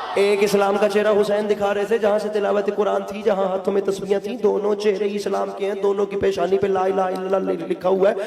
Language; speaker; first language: Urdu; non-native, local second language; Punjabi